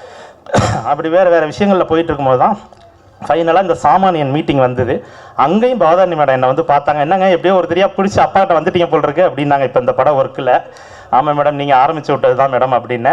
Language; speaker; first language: Tamil; native; Tamil